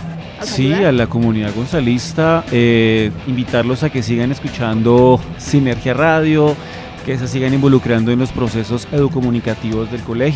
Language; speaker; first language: Spanish; native; Spanish